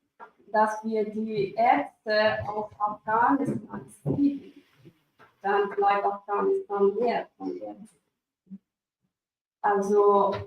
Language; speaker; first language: German; non-native, fluent; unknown